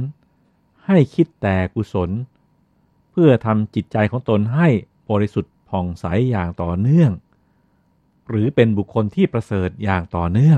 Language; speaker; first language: Thai; native; Thai